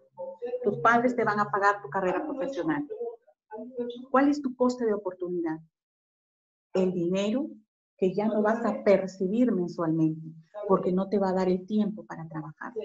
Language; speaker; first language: Spanish; native; Spanish